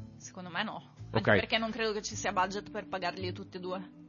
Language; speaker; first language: Italian; native; Italian